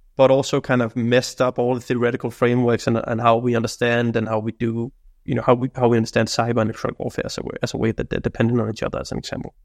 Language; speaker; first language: English; non-native, fluent; Danish